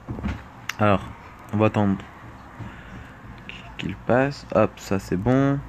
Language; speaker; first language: French; native; French